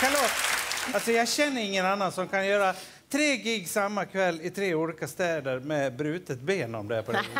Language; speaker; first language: Swedish; native; Swedish